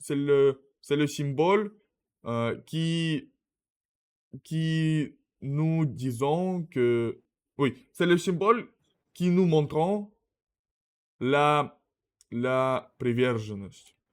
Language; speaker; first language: French; non-native, learner; Russian